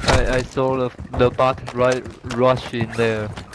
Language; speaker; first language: English; non-native, learner; Chinese